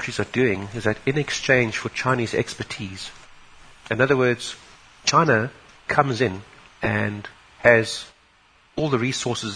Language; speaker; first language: English; native; English